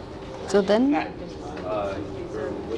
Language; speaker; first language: German; non-native, learner; English